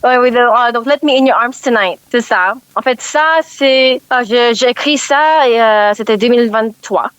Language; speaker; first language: French; non-native, learner; English